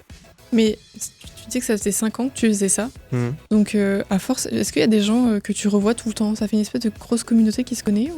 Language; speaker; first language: French; native; French